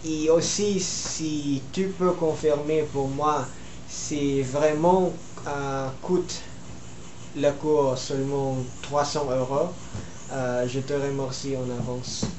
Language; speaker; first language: French; non-native, learner; Filipino